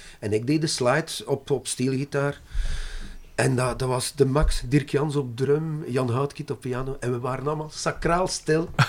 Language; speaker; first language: Dutch; non-native, local second language; French